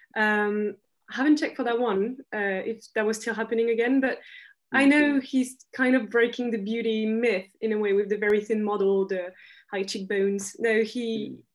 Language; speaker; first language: English; non-native, fluent; French